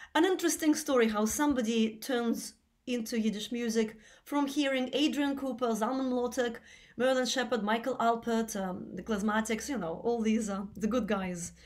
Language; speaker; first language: English; non-native, fluent; Russian